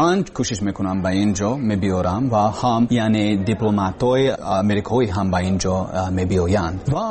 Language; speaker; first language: Persian; non-native, learner; English